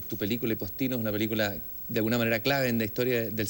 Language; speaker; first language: Spanish; native; Spanish